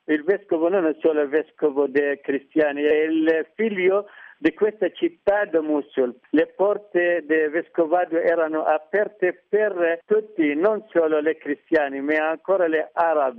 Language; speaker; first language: Italian; non-native, learner; Arabic